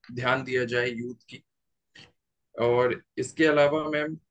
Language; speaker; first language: Hindi; native; Hindi